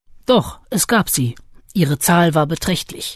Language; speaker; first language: German; native; German